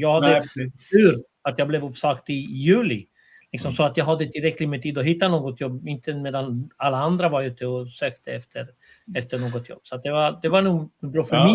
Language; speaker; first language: Swedish; non-native, fluent; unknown